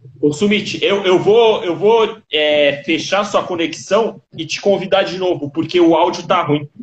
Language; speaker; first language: Portuguese; native; Portuguese